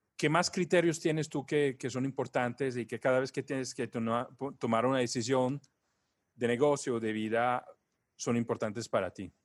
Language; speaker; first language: Spanish; non-native, fluent; Italian